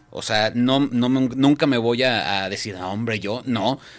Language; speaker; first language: Spanish; native; Spanish